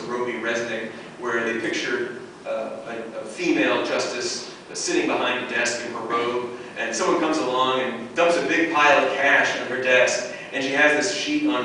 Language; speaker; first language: English; native; English